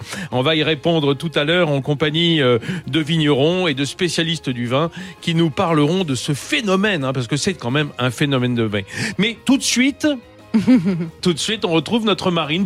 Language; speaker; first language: French; native; French